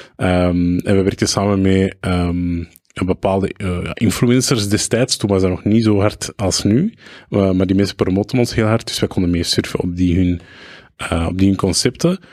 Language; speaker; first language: Dutch; early bilingual, other home language; Arabic